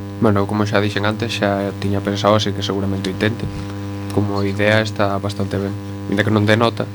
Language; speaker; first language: Galician; non-native, local second language; Spanish